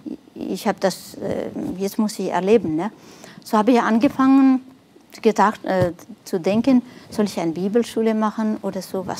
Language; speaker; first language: German; non-native, fluent; Nepali